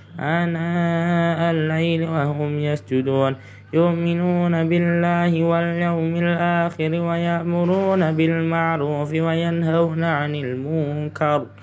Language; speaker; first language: Arabic; non-native, learner; Indonesian